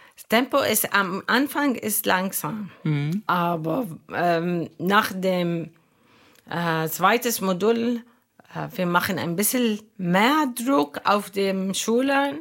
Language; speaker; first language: German; non-native, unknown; Arabic